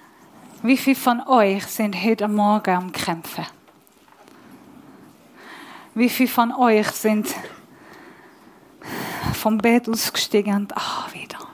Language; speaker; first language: German; non-native, learner; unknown